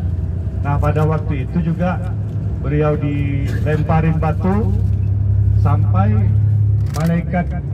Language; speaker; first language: Indonesian; native; Indonesian